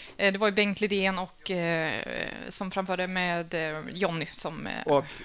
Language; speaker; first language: Swedish; native; Swedish